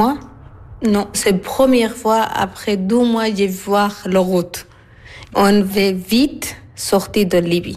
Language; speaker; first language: French; non-native, learner; Arabic